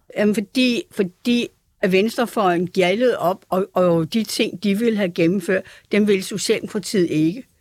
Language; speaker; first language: Danish; native; Danish